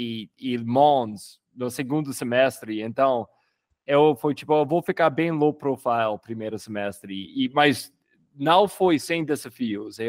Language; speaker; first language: Portuguese; non-native, fluent; English